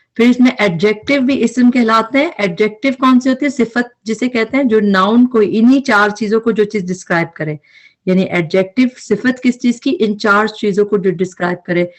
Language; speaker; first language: Urdu; native; Urdu